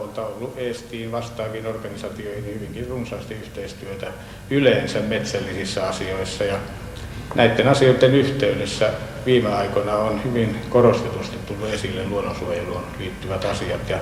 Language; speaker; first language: Finnish; native; Finnish